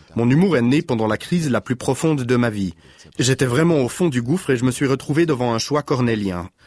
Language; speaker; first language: French; non-native, fluent; German